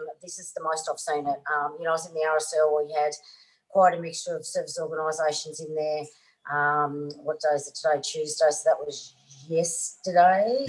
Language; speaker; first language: English; native; English